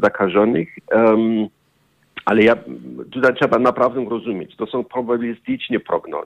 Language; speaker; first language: Polish; non-native, learner; German